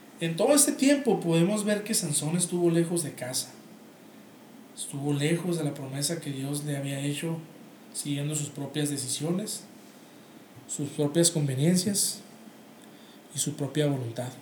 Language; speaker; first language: Spanish; native; Spanish